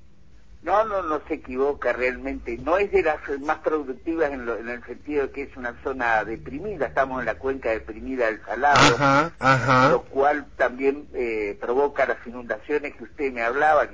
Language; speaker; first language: Spanish; native; Spanish